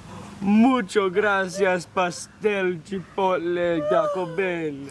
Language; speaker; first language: Spanish; non-native, learner; English